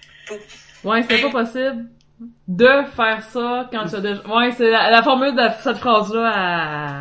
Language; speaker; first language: French; native; French